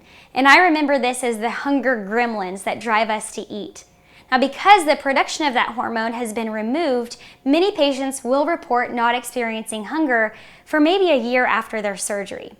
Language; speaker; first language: English; native; English